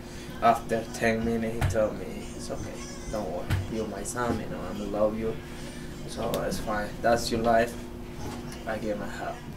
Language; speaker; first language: English; non-native, learner; Spanish